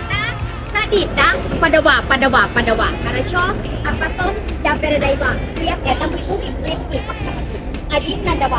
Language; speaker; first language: Russian; non-native, learner; Thai